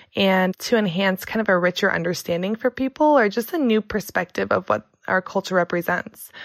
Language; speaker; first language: English; native; English